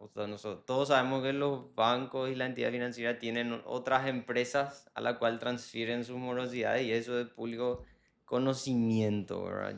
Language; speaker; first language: Spanish; native; Spanish